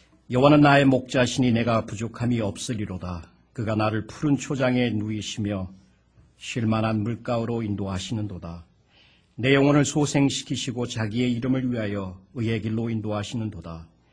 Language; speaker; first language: Korean; native; Korean